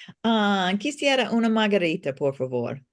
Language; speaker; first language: Spanish; non-native, learner; English